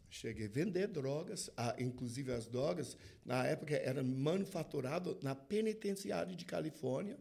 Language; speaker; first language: Portuguese; non-native, fluent; English